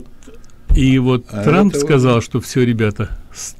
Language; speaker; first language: Russian; native; Russian